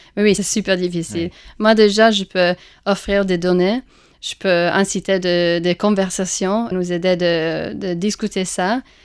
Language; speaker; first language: French; non-native, fluent; English